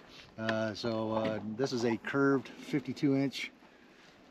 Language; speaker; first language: English; native; English